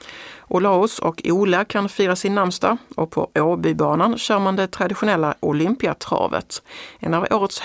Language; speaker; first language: Swedish; native; Swedish